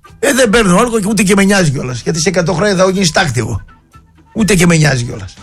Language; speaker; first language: Greek; native; Greek